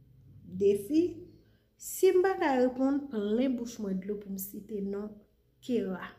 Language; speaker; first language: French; non-native, learner; Haitian Creole